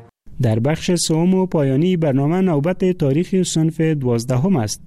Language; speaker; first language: Persian; native; Persian